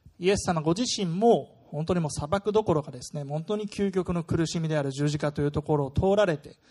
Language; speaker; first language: Japanese; non-native, fluent; German